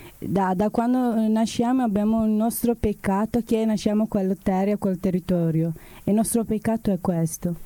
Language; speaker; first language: Italian; non-native, learner; Kurdish